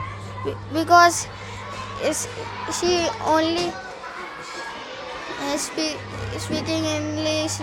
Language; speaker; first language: English; non-native, learner; Hindi